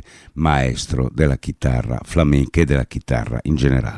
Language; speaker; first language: Italian; native; Italian